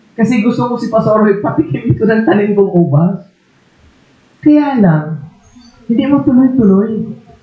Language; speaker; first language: Filipino; non-native, local second language; Waray